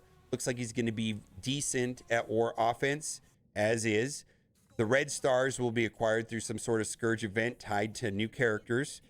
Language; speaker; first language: English; native; English